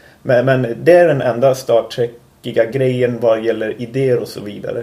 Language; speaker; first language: Swedish; native; Swedish